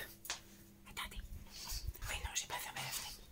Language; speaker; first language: French; native; French